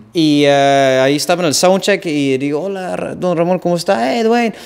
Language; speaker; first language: Spanish; non-native, fluent; Dutch